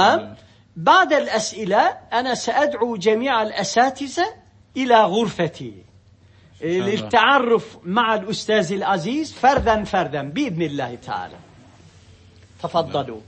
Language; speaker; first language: Arabic; non-native, fluent; Turkish